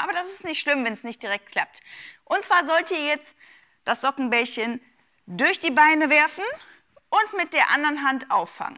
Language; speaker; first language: German; native; German